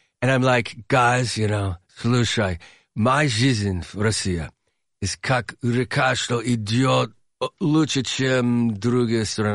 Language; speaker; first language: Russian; non-native, learner; English